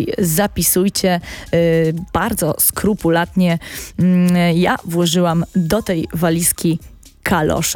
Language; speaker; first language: Polish; native; Polish